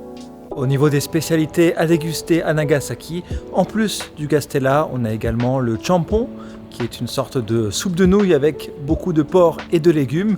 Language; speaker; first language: French; native; French